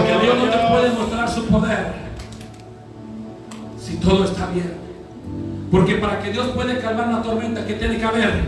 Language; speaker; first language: Spanish; native; Spanish